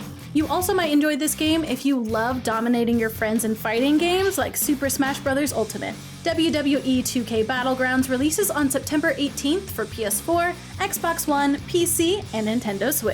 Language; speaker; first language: English; native; English